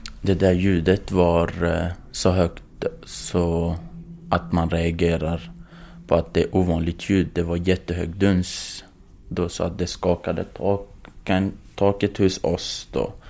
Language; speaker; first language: Swedish; non-native, fluent; Kurdish